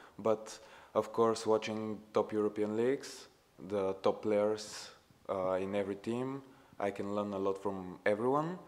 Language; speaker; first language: English; non-native, fluent; Bulgarian